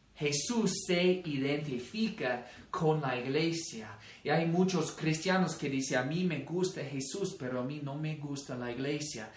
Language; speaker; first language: Spanish; non-native, fluent; English